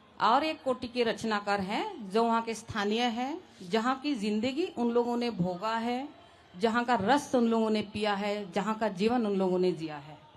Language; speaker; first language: Hindi; non-native, local second language; Assamese